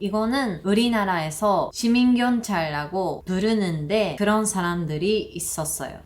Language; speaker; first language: Korean; non-native, learner; Japanese